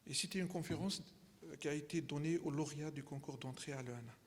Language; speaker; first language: French; non-native, local second language; Arabic